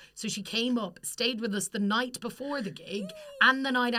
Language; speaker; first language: English; native; English